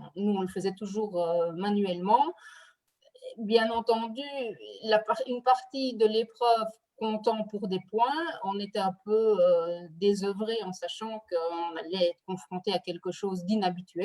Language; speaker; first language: French; native; French